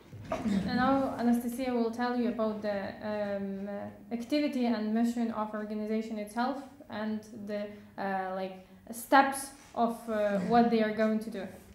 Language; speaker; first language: English; non-native, fluent; Ukrainian